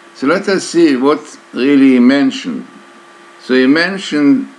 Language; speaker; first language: English; non-native, fluent; Hebrew